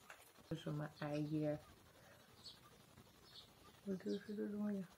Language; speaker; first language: Chinese; non-native, fluent; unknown